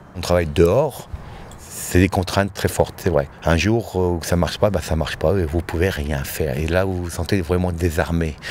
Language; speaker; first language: French; native; French